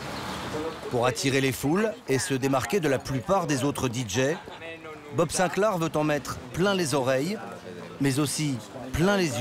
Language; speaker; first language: French; native; French